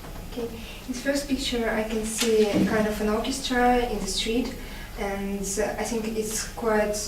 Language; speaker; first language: English; non-native, learner; Russian